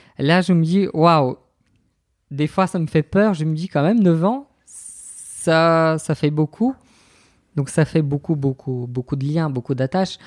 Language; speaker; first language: French; non-native, fluent; Bulgarian